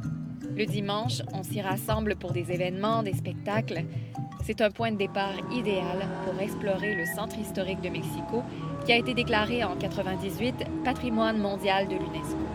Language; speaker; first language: French; native; French